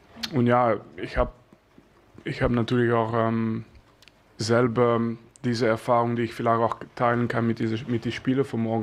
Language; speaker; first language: German; non-native, fluent; French